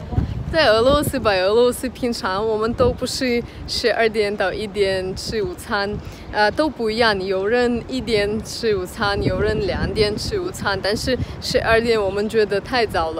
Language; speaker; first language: Chinese; non-native, fluent; Russian